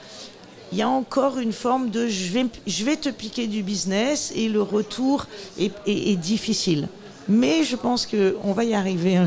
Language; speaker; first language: French; native; French